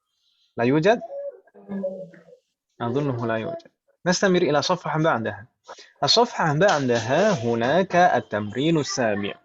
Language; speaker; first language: Arabic; non-native, fluent; Indonesian